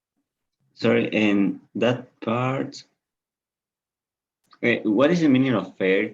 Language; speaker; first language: English; non-native, learner; Spanish